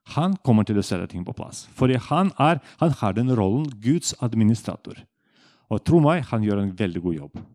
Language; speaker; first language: Norwegian; non-native, fluent; Russian